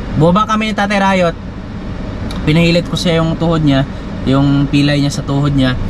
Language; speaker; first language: Filipino; non-native, local second language; Cebuano